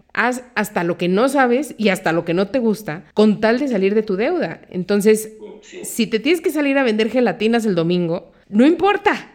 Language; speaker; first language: Spanish; native; Spanish